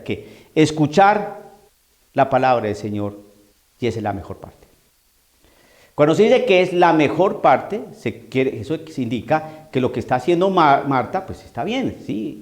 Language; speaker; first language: Spanish; native; Spanish